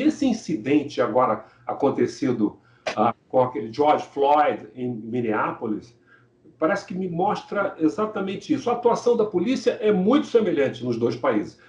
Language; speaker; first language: Portuguese; native; Portuguese